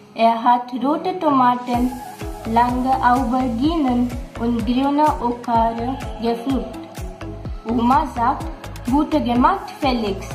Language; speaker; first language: German; non-native, learner; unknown